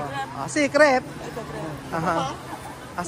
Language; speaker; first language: Spanish; non-native, learner; Filipino